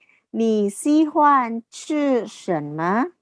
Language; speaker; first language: Chinese; non-native, fluent; Indonesian